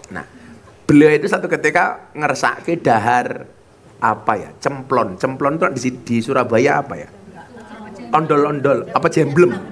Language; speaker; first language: Indonesian; non-native, local second language; Javanese